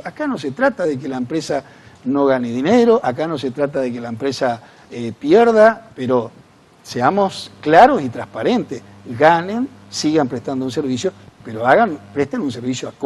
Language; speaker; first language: Spanish; native; Spanish